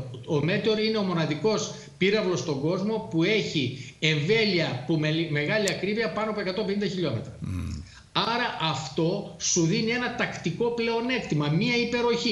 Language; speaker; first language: Greek; native; Greek